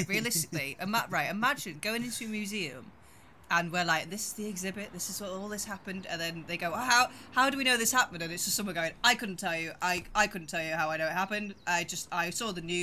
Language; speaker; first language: English; native; English